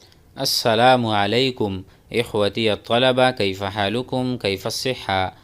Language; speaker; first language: Arabic; non-native, fluent; Urdu